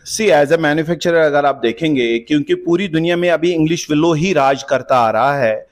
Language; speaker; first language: Hindi; non-native, local second language; Kashmiri